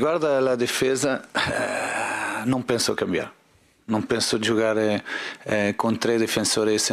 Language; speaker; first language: Italian; non-native, fluent; Portuguese